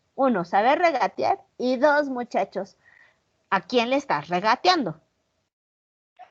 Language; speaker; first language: Spanish; native; Spanish